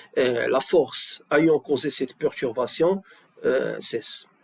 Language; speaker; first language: French; non-native, local second language; Arabic